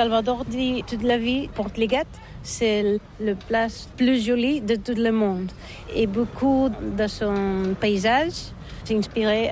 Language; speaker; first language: French; non-native, learner; Catalan